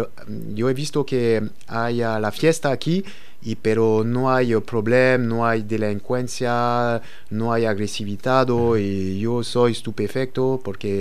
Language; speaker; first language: Spanish; non-native, learner; French